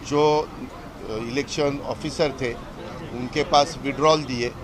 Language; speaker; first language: Hindi; non-native, local second language; Marathi